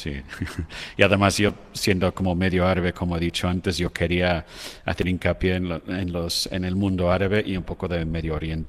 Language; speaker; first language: Spanish; non-native, fluent; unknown